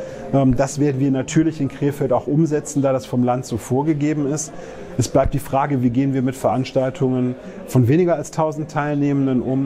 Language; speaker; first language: German; native; German